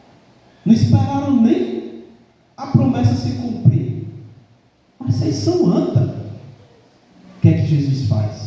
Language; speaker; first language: Portuguese; native; Portuguese